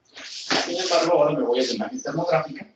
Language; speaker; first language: Spanish; native; Spanish